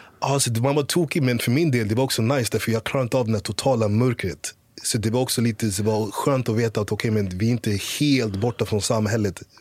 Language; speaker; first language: Swedish; early bilingual, other home language; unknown